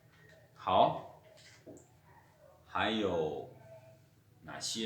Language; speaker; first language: Chinese; non-native, fluent; Lao